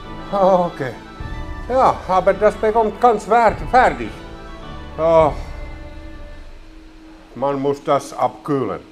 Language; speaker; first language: German; non-native, learner; Finnish